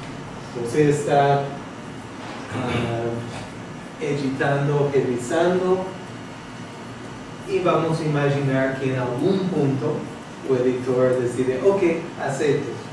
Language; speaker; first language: Portuguese; non-native, fluent; English